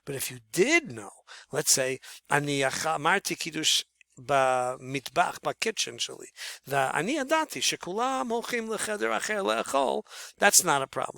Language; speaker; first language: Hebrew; non-native, fluent; English